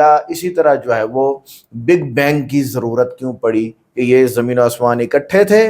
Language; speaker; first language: Urdu; native; Urdu